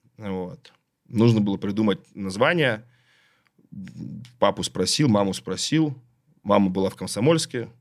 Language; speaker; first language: Russian; native; Russian